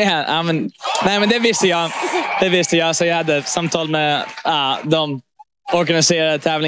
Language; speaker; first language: Swedish; early bilingual, heritage; English